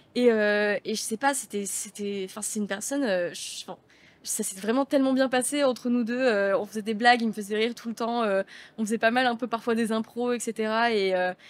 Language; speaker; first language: French; native; French